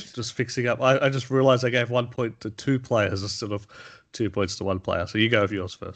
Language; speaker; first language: English; native; English